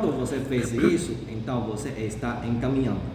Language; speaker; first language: Portuguese; non-native, fluent; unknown